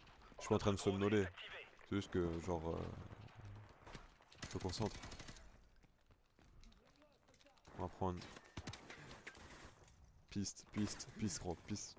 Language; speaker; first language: French; native; French